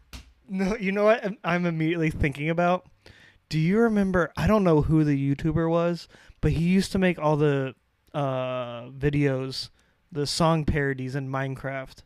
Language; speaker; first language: English; native; English